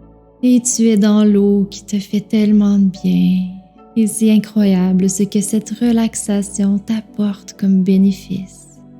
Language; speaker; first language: French; native; French